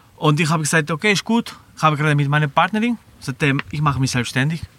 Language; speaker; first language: German; non-native, learner; Spanish